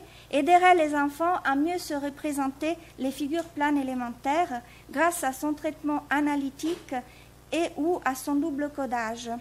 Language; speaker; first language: French; native; French